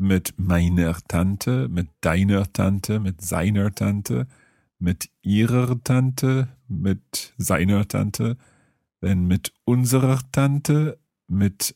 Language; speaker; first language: German; non-native, fluent; English